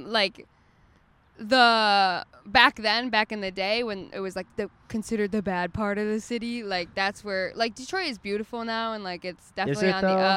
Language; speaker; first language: English; native; English